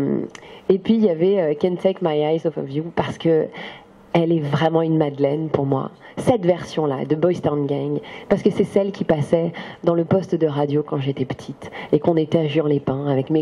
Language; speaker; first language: French; native; French